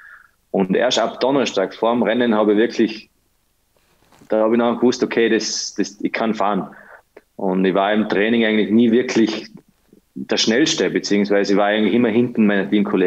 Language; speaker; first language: German; native; German